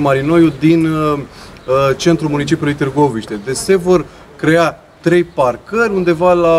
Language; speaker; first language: Romanian; native; Romanian